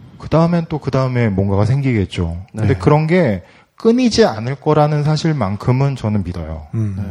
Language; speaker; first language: Korean; native; Korean